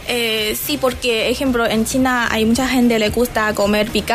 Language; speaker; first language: Spanish; non-native, learner; Chinese